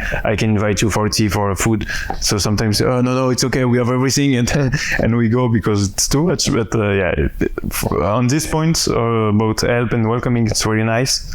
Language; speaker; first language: English; non-native, fluent; French